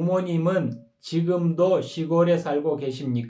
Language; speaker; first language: Korean; non-native, fluent; Kyrgyz